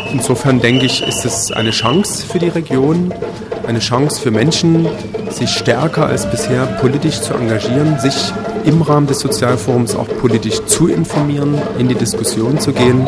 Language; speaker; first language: German; native; German